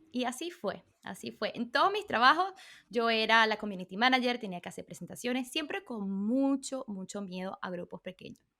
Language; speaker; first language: Spanish; early bilingual, other home language; Portuguese